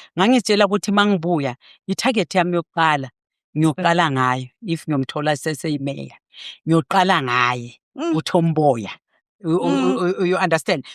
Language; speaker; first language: Zulu; native; Zulu